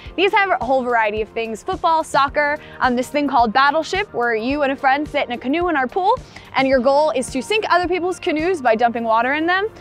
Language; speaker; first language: English; native; English